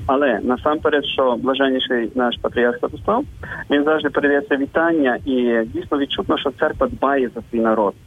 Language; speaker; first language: Ukrainian; native; Ukrainian